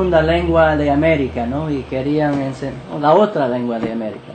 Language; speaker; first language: Spanish; non-native, fluent; English